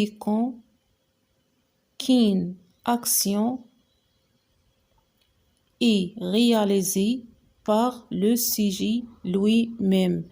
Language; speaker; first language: French; non-native, local second language; Arabic